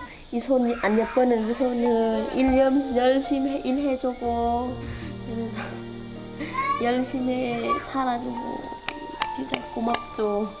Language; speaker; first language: Korean; non-native, learner; Vietnamese